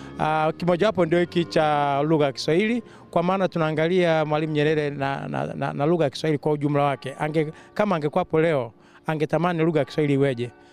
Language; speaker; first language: Swahili; native; Swahili